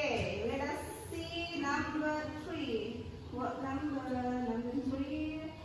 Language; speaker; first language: English; non-native, fluent; Indonesian